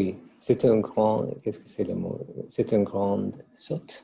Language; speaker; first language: French; non-native, learner; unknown